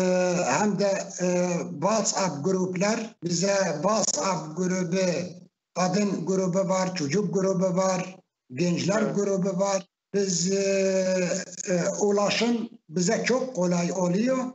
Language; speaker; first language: Turkish; non-native, fluent; Arabic